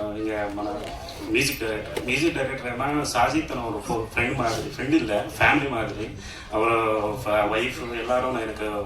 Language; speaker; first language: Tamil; non-native, learner; Telugu